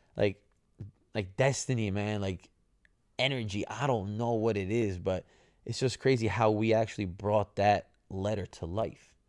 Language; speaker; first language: English; early bilingual, other home language; Italian